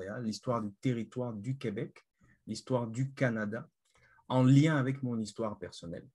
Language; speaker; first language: French; non-native, local second language; Lingala